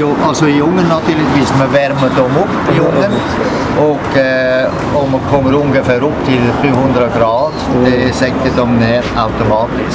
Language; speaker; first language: Swedish; non-native, fluent; German